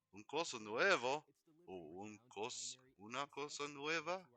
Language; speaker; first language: Spanish; non-native, learner; English